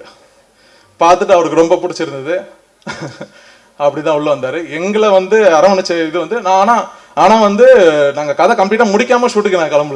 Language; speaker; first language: Tamil; native; Tamil